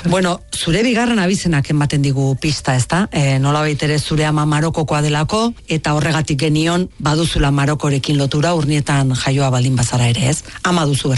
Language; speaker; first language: Basque; native; Basque